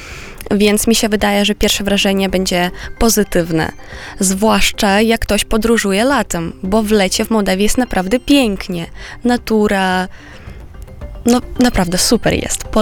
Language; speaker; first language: Polish; non-native, fluent; Romanian